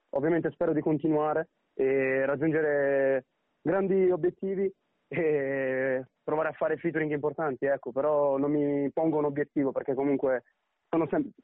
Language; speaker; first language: Italian; early bilingual, other home language; Amharic